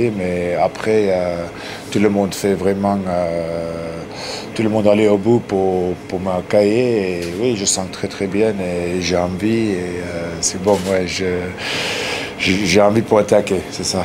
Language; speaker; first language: French; non-native, learner; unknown